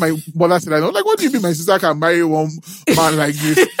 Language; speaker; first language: English; non-native, local second language; Yoruba